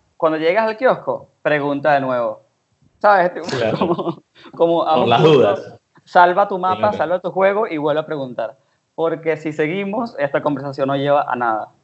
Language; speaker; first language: Spanish; native; Spanish